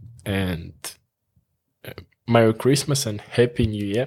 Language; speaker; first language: English; non-native, learner; Russian